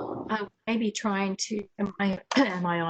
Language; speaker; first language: English; native; English